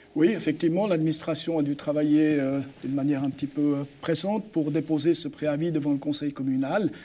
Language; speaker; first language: French; native; French